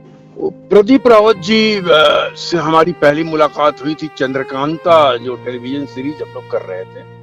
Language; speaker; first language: Hindi; native; Hindi